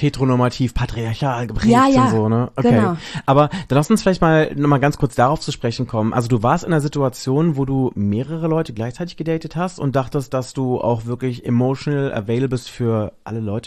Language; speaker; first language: German; native; German